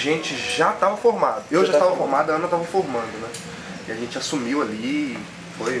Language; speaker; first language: Portuguese; native; Portuguese